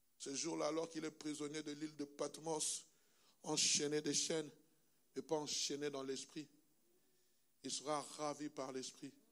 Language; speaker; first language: French; non-native, local second language; Lingala